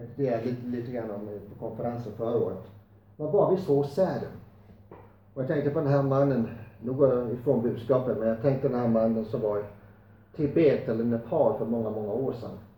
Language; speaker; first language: Swedish; non-native, fluent; English